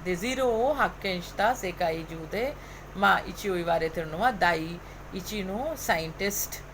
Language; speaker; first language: Japanese; non-native, fluent; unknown